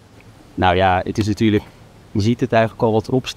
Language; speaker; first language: Dutch; native; Dutch